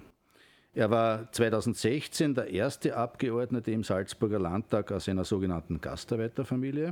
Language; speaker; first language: German; native; German